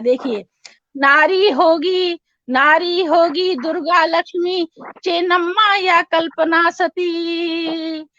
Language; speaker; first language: Hindi; native; Hindi